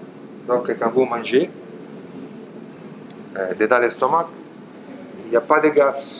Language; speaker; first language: French; non-native, learner; Italian